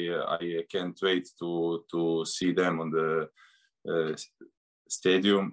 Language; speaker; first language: English; non-native, learner; Serbian